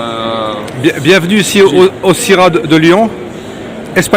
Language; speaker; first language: French; native; French